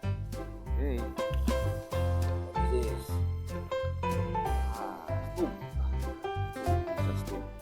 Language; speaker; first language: English; non-native, learner; Indonesian